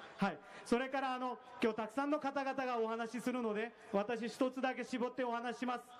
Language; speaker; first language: Japanese; non-native, fluent; Hindi